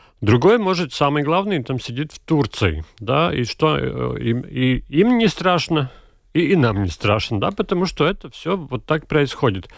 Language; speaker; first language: Russian; non-native, local second language; Latvian